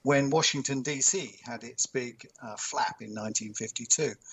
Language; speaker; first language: English; native; English